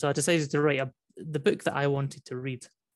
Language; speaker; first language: English; native; English